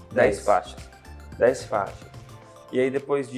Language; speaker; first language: Portuguese; native; Portuguese